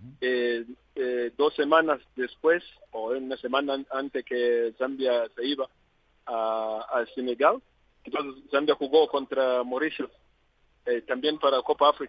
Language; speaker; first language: Spanish; non-native, learner; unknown